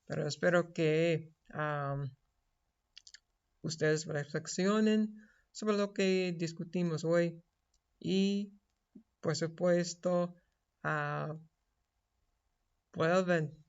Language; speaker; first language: Spanish; non-native, fluent; English